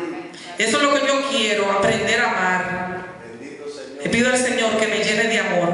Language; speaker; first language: Spanish; native; Spanish